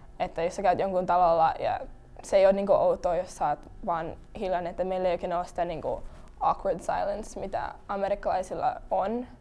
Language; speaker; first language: Finnish; native; Finnish